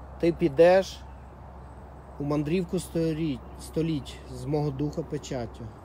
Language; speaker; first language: Ukrainian; non-native, local second language; Russian